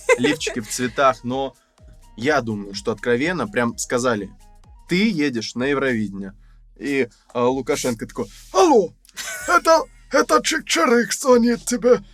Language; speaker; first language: Russian; native; Russian